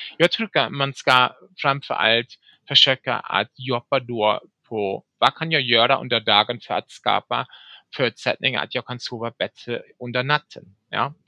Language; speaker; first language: Swedish; non-native, fluent; German